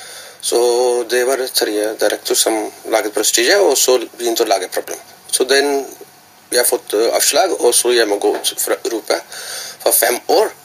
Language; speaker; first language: Norwegian; non-native, learner; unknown